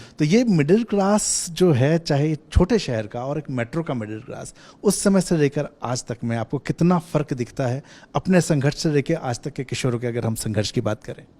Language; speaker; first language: Hindi; native; Hindi